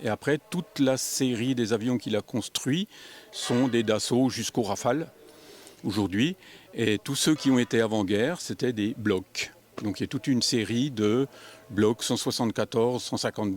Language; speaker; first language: French; native; French